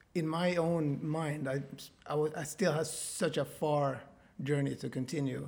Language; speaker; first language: English; non-native, fluent; Swedish